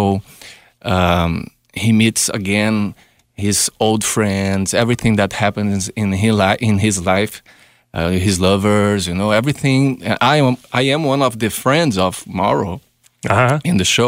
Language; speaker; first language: English; non-native, fluent; Portuguese